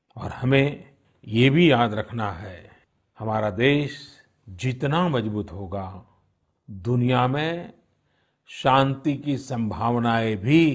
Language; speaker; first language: Hindi; non-native, local second language; Gujarati